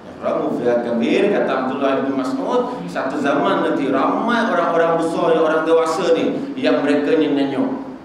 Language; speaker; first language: Malay; non-native, local second language; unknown